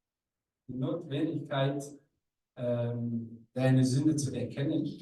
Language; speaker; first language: German; non-native, learner; Rundi